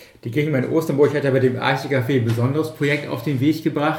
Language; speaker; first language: German; native; German